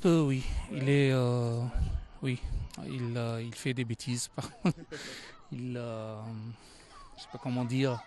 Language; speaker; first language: French; non-native, fluent; Arabic